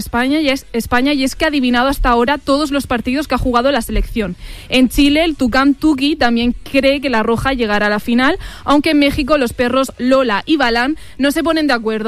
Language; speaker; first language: Spanish; native; Spanish